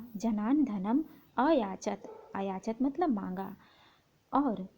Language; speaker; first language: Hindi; native; Hindi